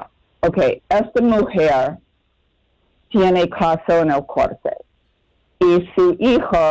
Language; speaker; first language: Spanish; non-native, fluent; English